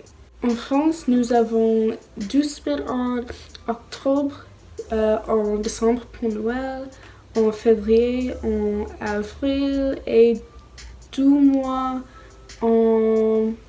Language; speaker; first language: French; non-native, learner; English